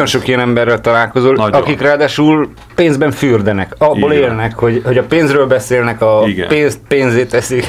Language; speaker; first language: Hungarian; native; Hungarian